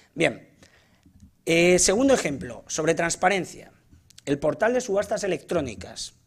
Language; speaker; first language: Spanish; native; Spanish